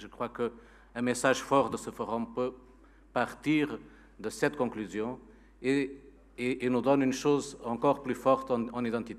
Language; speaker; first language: French; non-native, fluent; Spanish